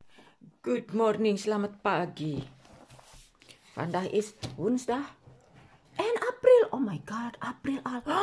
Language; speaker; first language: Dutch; non-native, learner; Indonesian